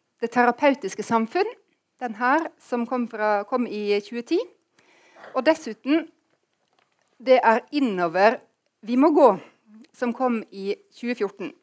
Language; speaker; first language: Norwegian; native; Norwegian